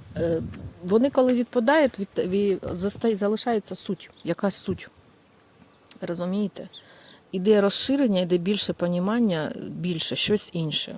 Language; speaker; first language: Ukrainian; non-native, local second language; Russian